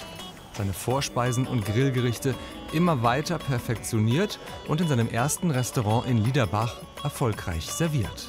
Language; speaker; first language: German; native; German